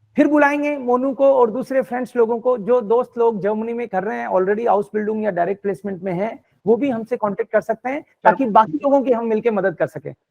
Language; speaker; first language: Hindi; native; Hindi